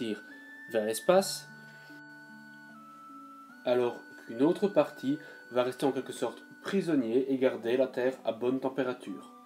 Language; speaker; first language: French; native; French